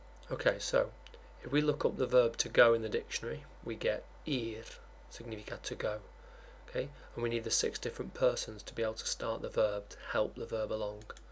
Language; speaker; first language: English; native; English